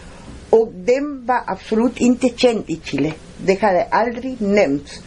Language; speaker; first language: Swedish; non-native, fluent; Spanish